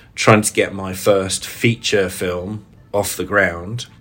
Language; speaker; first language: English; native; English